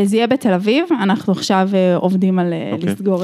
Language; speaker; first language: Hebrew; native; Hebrew